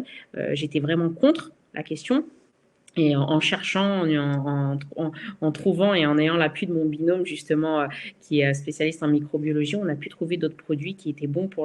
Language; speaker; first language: French; native; French